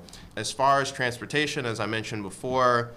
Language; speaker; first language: English; native; English